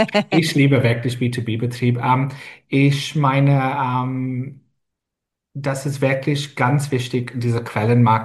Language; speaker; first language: German; non-native, fluent; English